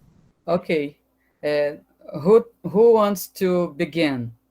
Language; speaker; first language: English; non-native, learner; Portuguese